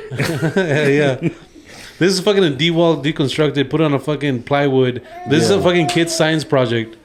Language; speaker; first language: English; early bilingual, other home language; Spanish